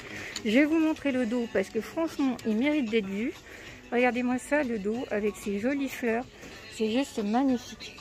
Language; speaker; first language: French; native; French